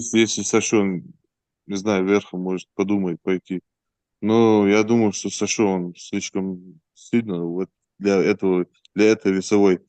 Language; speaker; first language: Russian; native; Russian